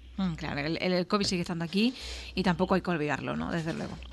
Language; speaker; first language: Spanish; native; Spanish